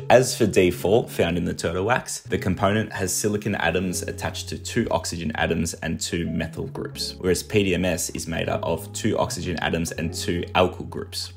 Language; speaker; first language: English; native; English